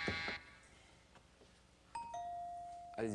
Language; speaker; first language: French; native; French